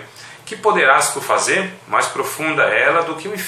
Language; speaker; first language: Portuguese; native; Portuguese